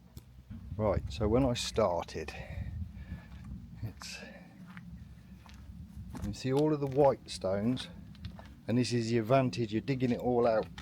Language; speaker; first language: English; native; English